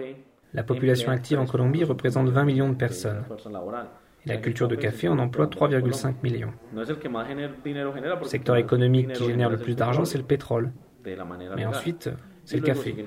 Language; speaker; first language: French; non-native, fluent; Spanish